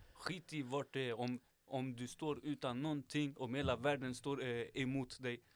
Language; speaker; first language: Swedish; early bilingual, other home language; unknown